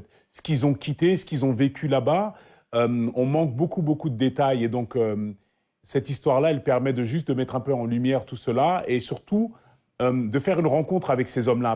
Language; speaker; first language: French; native; French